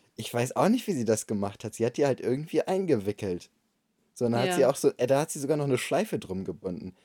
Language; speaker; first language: German; native; German